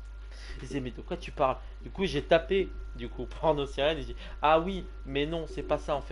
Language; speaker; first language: French; native; French